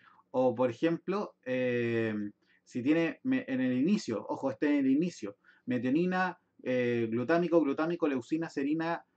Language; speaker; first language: Spanish; native; Spanish